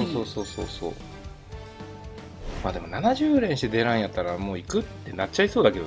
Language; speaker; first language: Japanese; native; Japanese